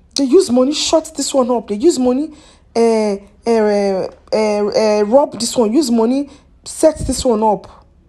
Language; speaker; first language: Nigerian Pidgin; non-native, local second language; Yoruba